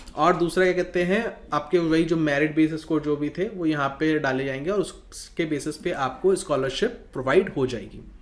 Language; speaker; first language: Hindi; native; Hindi